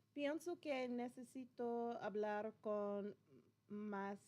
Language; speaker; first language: Spanish; non-native, learner; English